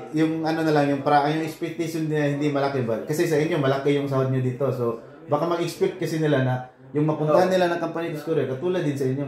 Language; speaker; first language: Filipino; non-native, local second language; Cebuano